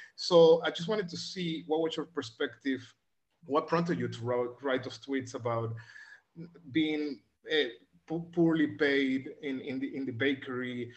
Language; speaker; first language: English; non-native, fluent; Spanish